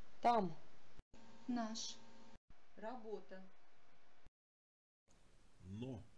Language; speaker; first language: Russian; non-native, learner; English